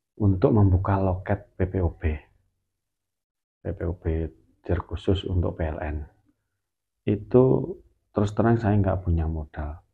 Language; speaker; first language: Indonesian; native; Indonesian